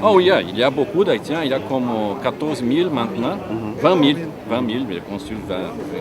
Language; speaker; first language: French; non-native, fluent; Portuguese